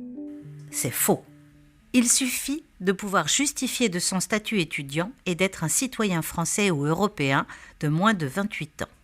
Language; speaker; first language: French; native; French